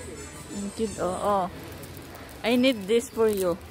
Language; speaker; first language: English; non-native, learner; Filipino